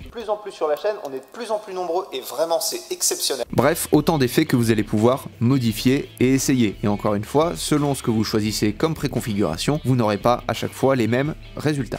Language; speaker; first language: French; native; French